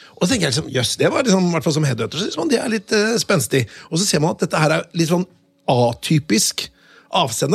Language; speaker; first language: Norwegian; native; Norwegian